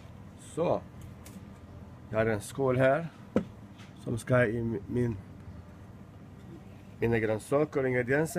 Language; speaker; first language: Swedish; non-native, learner; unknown